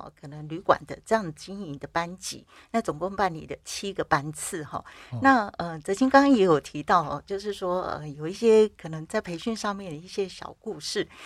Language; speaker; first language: Chinese; native; Chinese